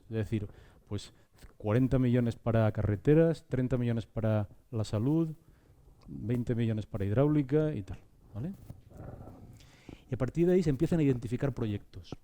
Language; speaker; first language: Spanish; native; Spanish